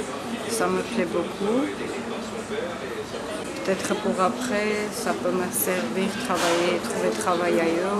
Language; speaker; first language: French; non-native, learner; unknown